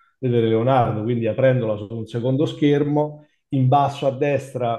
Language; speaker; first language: Italian; native; Italian